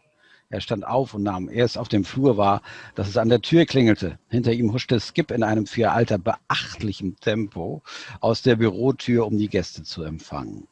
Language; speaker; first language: German; native; German